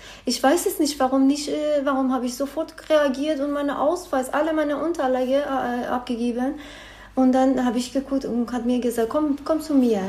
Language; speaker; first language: German; non-native, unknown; Persian